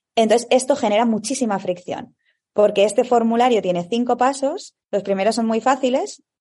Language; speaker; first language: Spanish; native; Spanish